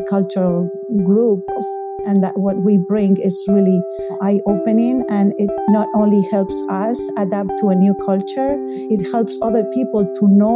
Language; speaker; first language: English; non-native, fluent; Spanish